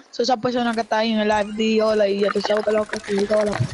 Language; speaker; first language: Spanish; native; Spanish